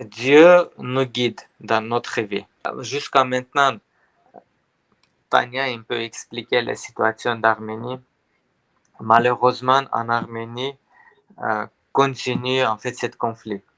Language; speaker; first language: French; non-native, learner; Armenian